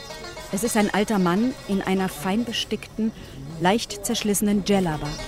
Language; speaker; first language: German; native; German